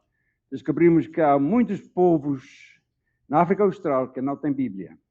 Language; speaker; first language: Portuguese; non-native, fluent; Dutch